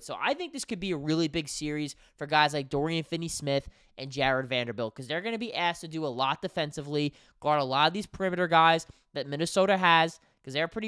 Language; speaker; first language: English; native; English